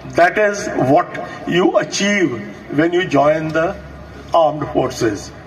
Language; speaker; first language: English; non-native, local second language; Punjabi